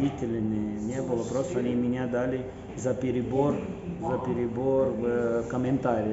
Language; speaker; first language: Russian; non-native, fluent; Portuguese